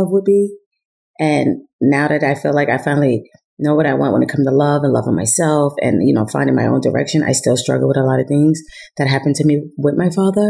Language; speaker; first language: English; native; English